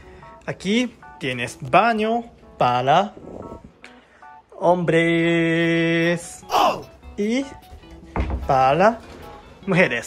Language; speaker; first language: Spanish; non-native, learner; Japanese